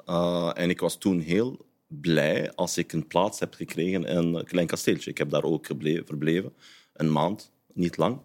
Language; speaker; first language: Dutch; non-native, fluent; Arabic